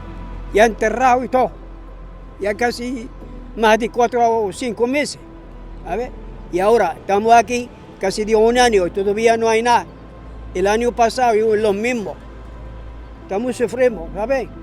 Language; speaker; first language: Spanish; non-native, learner; Arabic